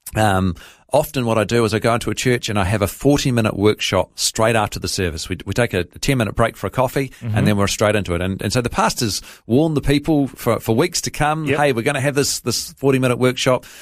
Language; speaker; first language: English; native; English